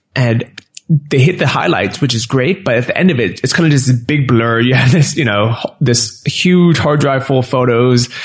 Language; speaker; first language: English; native; English